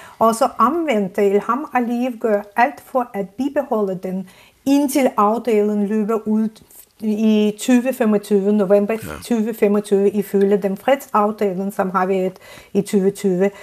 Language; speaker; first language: Danish; non-native, fluent; Azerbaijani